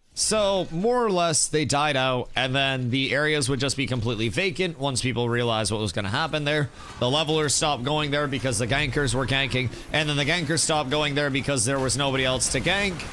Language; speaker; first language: English; native; English